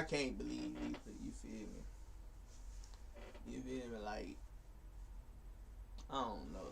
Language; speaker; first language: English; native; English